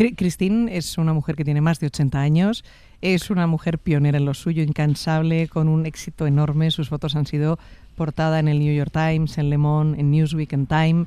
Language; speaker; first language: Spanish; native; Spanish